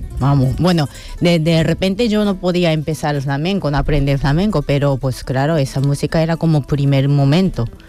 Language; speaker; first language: Spanish; non-native, fluent; Japanese